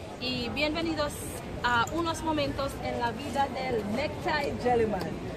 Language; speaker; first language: Spanish; non-native, fluent; English